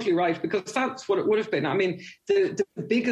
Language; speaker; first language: English; native; English